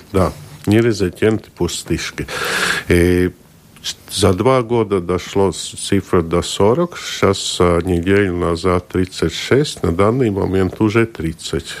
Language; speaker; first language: Russian; non-native, local second language; Latvian